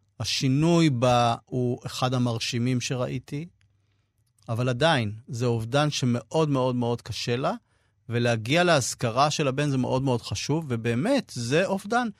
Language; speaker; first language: Hebrew; native; Hebrew